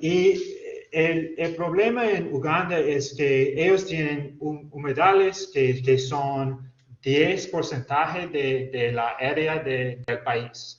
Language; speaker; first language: Spanish; non-native, fluent; English